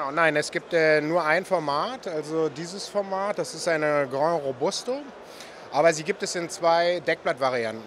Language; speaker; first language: German; native; German